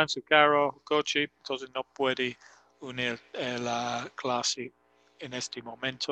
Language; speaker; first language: Spanish; non-native, fluent; English